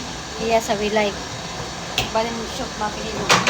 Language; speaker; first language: Arabic; non-native, learner; Filipino